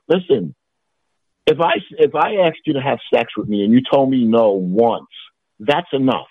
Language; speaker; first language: English; native; English